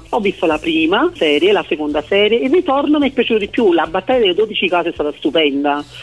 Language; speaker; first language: Italian; native; Italian